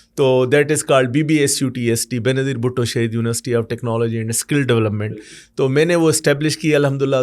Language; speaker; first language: Urdu; non-native, local second language; Sindhi